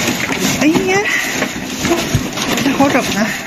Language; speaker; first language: Chinese; native; Chinese